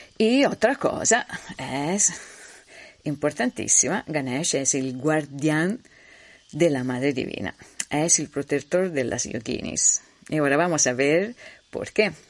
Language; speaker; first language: Spanish; non-native, fluent; Italian